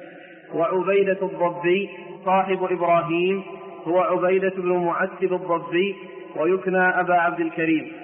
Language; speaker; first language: Arabic; native; Arabic